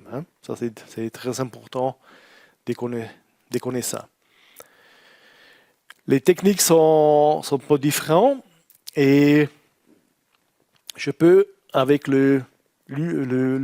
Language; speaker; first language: French; non-native, learner; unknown